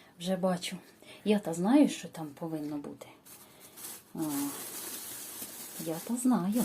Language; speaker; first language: Ukrainian; native; Ukrainian